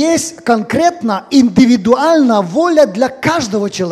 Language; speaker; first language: Polish; non-native, learner; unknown